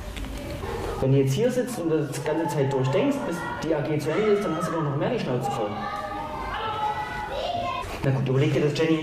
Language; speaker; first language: German; native; German